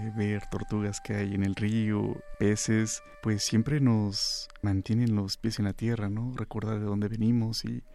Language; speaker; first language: Spanish; native; Spanish